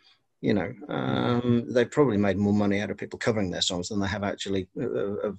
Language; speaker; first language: English; non-native, local second language; Welsh